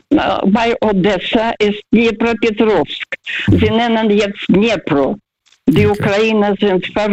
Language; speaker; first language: German; non-native, fluent; Russian